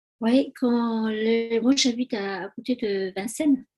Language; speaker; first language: French; non-native, learner; Tibetan